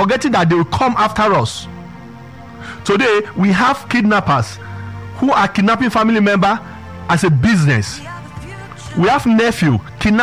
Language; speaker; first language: English; non-native, local second language; Yoruba